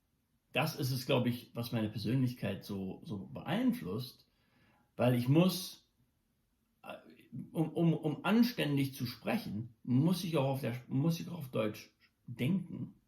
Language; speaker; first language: German; non-native, local second language; English